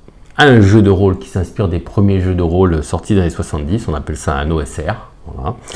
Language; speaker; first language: French; native; French